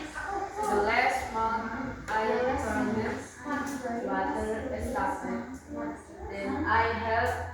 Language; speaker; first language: English; non-native, learner; Indonesian